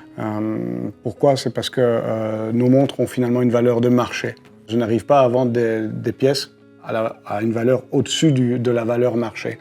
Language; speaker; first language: French; native; French